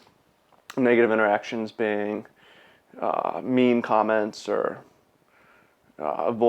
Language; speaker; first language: English; native; English